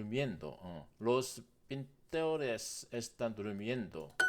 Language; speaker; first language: Spanish; non-native, learner; Korean